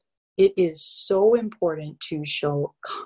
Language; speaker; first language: English; native; English